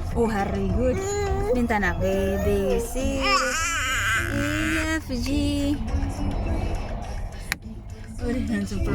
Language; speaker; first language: Swedish; non-native, learner; Filipino